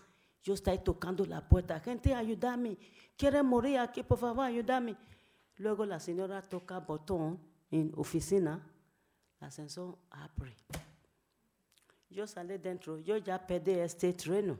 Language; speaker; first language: Spanish; non-native, learner; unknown